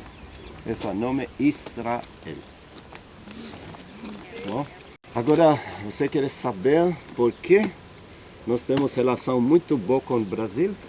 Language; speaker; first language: Portuguese; non-native, learner; Hebrew